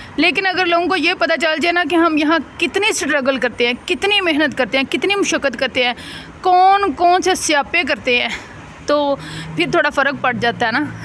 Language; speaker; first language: Urdu; non-native, local second language; Punjabi